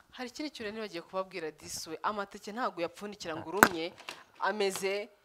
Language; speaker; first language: Kinyarwanda; early bilingual, heritage; Kinyarwanda